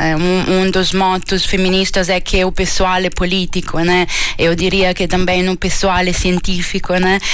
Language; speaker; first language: Portuguese; non-native, fluent; Italian